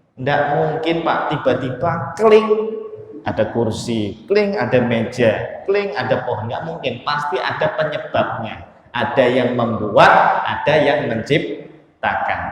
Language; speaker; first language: Indonesian; native; Indonesian